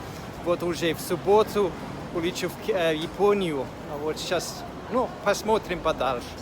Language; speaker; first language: Russian; non-native, fluent; English